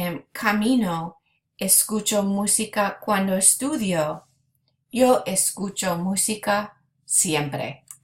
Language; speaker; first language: Spanish; non-native, fluent; English